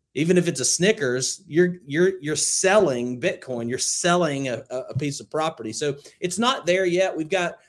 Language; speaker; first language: English; native; English